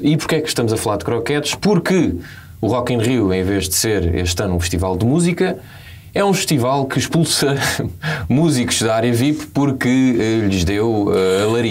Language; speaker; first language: Portuguese; native; Portuguese